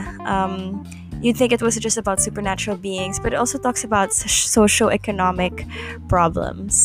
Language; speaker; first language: English; non-native, local second language; Filipino